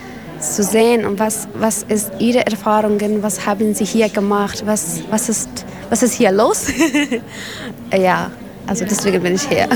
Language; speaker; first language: German; non-native, learner; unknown